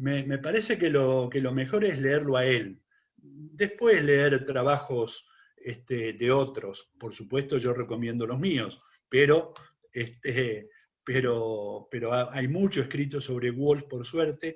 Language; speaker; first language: Spanish; native; Spanish